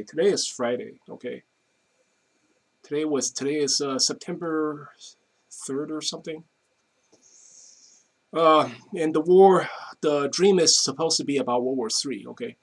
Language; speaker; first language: English; non-native, fluent; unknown